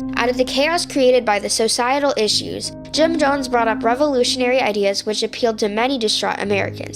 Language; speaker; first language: English; native; English